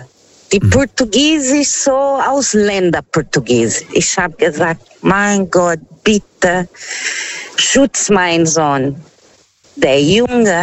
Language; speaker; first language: German; non-native, fluent; Portuguese